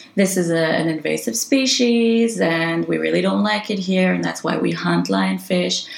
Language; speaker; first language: English; non-native, fluent; Hebrew